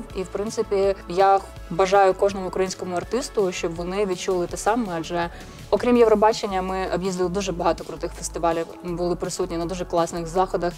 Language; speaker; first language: Ukrainian; native; Ukrainian